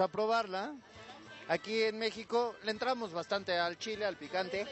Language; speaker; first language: Spanish; native; Spanish